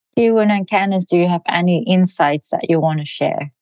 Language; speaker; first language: English; non-native, local second language; Cantonese